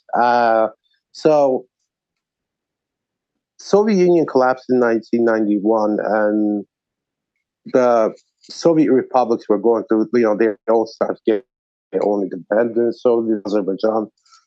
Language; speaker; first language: English; non-native, fluent; Azerbaijani